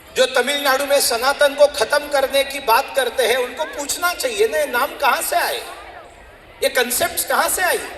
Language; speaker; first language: Hindi; non-native, local second language; Marathi